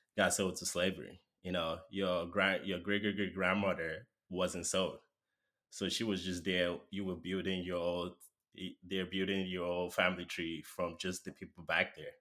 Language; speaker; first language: English; non-native, local second language; Yoruba